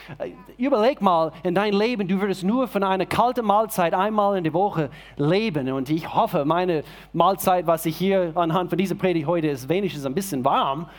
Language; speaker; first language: German; non-native, fluent; English